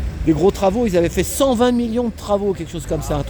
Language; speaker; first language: French; native; French